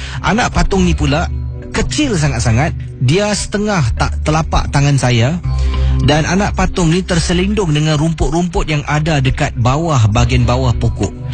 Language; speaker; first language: Malay; native; Malay